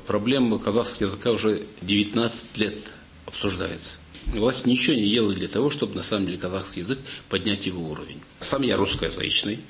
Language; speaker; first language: Russian; non-native, local second language; Kazakh